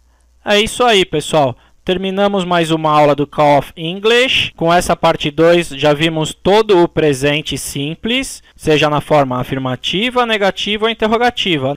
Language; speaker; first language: Portuguese; native; Portuguese